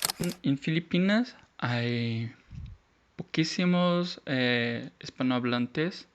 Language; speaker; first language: Spanish; non-native, learner; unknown